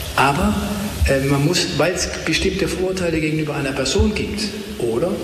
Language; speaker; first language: German; native; German